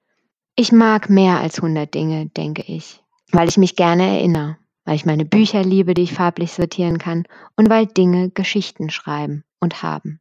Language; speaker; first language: German; native; German